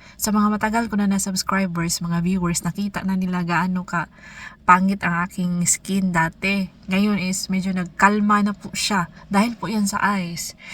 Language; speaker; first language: Filipino; non-native, local second language; Cebuano